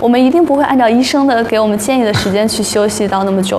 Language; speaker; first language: Chinese; native; Chinese